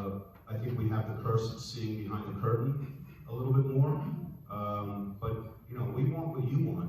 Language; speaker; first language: English; native; English